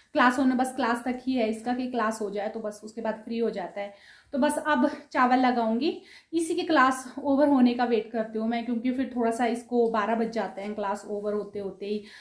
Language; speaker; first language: Hindi; non-native, local second language; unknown